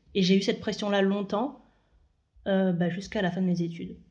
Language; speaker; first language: French; native; French